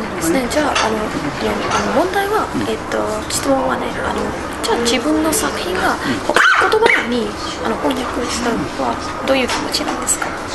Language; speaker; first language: Japanese; non-native, fluent; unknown